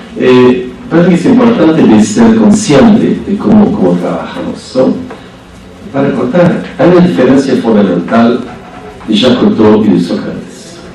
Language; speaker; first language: Spanish; non-native, fluent; French